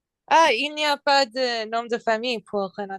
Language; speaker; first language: French; non-native, learner; English